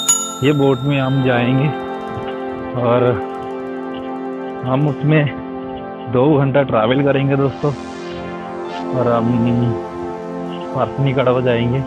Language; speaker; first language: Hindi; non-native, local second language; Malayalam